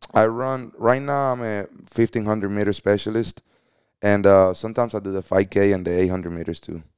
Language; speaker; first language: English; early bilingual, other home language; Spanish